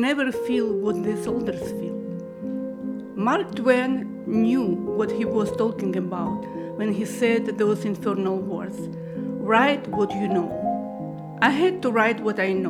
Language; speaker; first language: English; non-native, learner; Russian